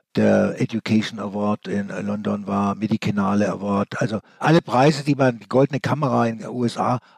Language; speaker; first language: German; native; German